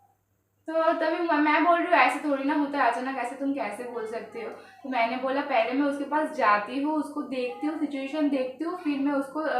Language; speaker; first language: Hindi; non-native, local second language; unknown